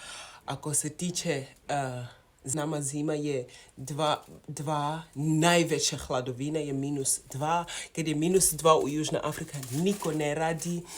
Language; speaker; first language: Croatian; non-native, learner; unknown